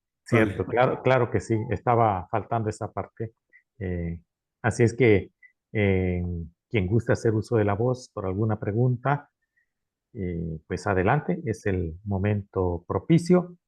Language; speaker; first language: Spanish; native; Spanish